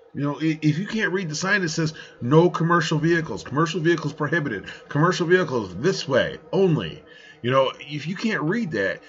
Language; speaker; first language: English; early bilingual, other home language; Italian